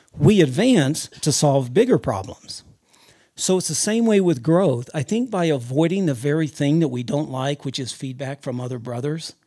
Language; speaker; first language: English; native; English